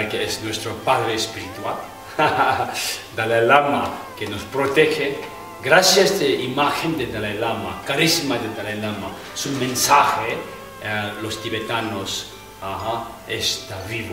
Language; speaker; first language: Spanish; non-native, fluent; Tibetan